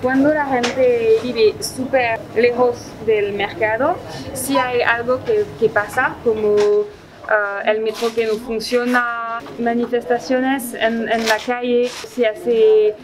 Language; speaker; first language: Spanish; non-native, fluent; French